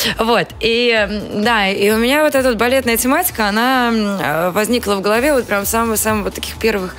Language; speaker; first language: Russian; native; Russian